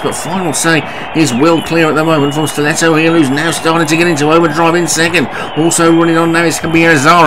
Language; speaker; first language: English; native; English